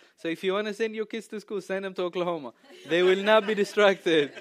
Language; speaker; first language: English; non-native, fluent; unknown